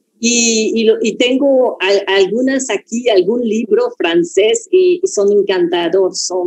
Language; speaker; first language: Spanish; non-native, fluent; French